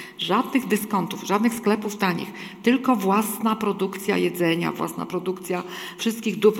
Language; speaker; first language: Polish; native; Polish